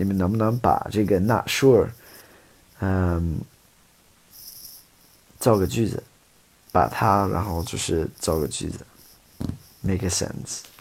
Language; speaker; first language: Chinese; non-native, fluent; English